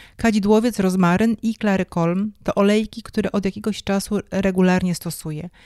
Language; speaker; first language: Polish; native; Polish